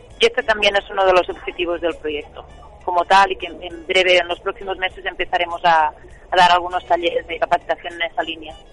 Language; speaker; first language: Spanish; non-native, local second language; Catalan